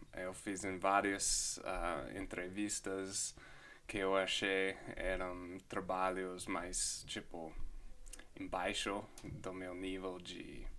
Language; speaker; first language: Portuguese; non-native, fluent; English